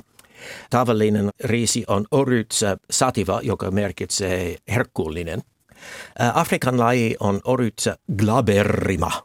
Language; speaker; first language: Finnish; non-native, fluent; English